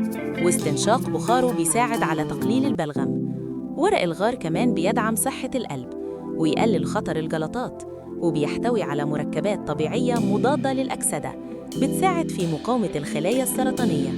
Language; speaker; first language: Arabic; native; Arabic